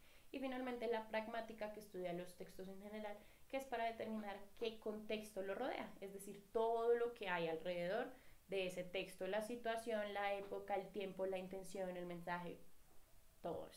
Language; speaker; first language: Spanish; native; Spanish